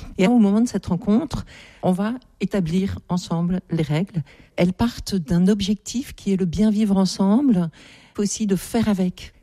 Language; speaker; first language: French; native; French